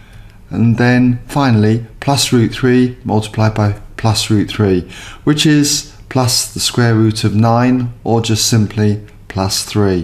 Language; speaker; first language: English; native; English